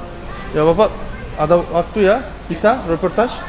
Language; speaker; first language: Indonesian; non-native, learner; Turkish